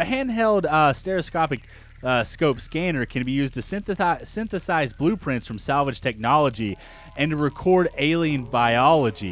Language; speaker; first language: English; native; English